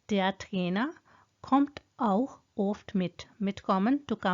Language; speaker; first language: German; non-native, fluent; Hindi